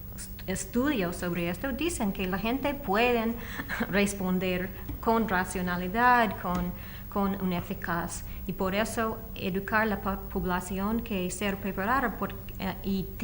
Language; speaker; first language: Spanish; non-native, fluent; English